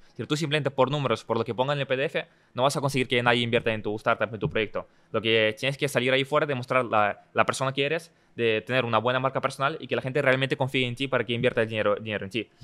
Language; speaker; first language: Spanish; early bilingual, other home language; Russian